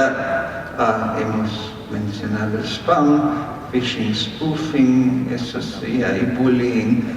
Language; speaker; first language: Spanish; non-native, fluent; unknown